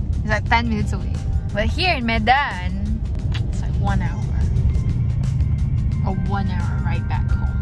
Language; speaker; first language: English; non-native, fluent; Indonesian